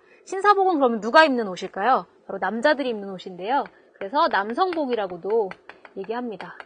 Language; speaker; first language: Korean; native; Korean